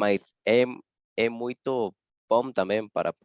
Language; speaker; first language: Portuguese; non-native, fluent; Spanish